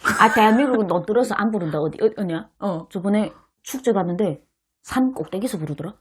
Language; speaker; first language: Korean; native; Korean